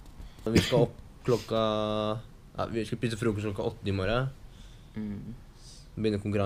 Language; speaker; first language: Norwegian; native; Norwegian